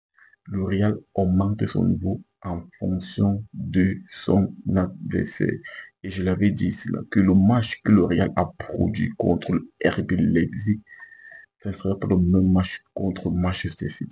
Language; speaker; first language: French; native; French